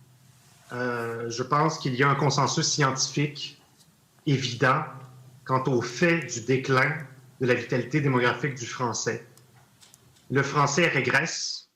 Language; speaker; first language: French; native; French